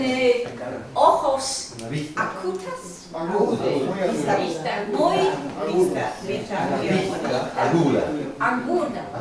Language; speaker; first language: Spanish; non-native, learner; English